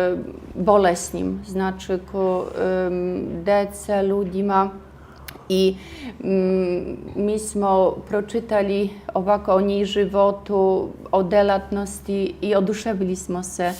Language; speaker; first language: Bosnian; non-native, fluent; Russian